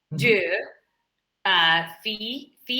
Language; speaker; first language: French; non-native, learner; English